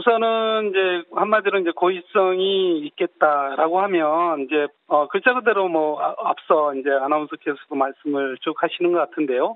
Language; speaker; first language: Korean; native; Korean